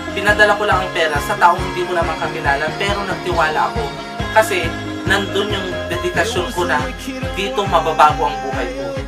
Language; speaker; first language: Filipino; non-native, local second language; Iloko